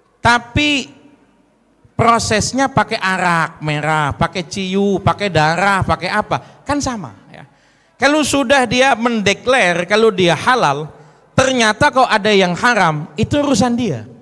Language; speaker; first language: Indonesian; native; Indonesian